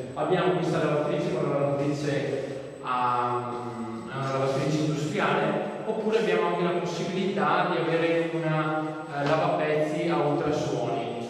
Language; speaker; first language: Italian; native; Italian